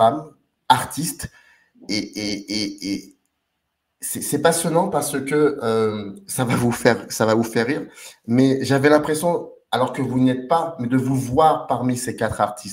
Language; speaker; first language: French; native; French